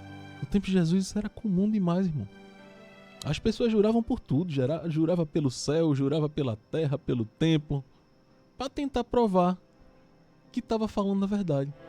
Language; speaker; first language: Portuguese; native; Portuguese